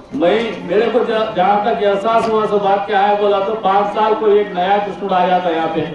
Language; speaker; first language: Hindi; non-native, local second language; Telugu